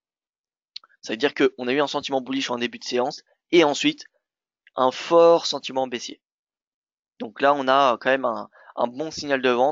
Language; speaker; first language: French; native; French